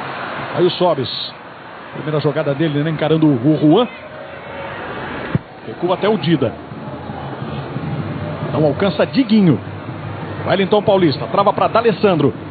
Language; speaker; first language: Portuguese; native; Portuguese